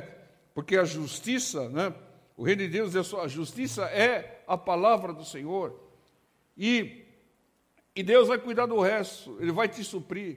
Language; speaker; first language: Portuguese; native; Portuguese